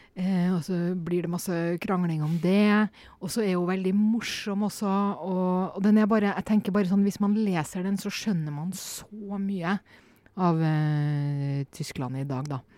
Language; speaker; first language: Norwegian; native; Norwegian